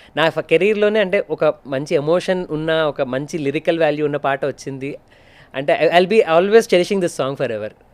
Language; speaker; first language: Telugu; native; Telugu